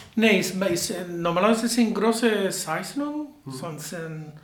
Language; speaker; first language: German; non-native, learner; Spanish